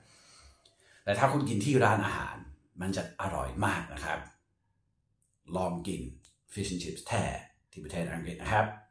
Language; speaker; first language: Thai; non-native, fluent; English